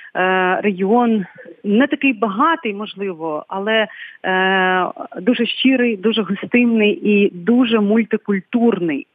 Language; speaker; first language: Ukrainian; non-native, local second language; Bulgarian